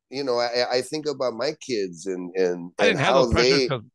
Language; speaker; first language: English; native; English